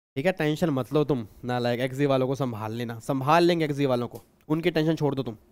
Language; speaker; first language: Hindi; native; Hindi